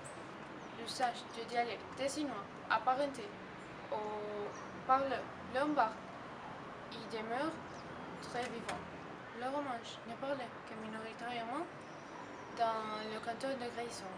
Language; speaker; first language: French; non-native, learner; Spanish